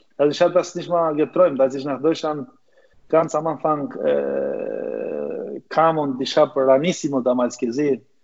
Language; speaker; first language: German; non-native, fluent; Albanian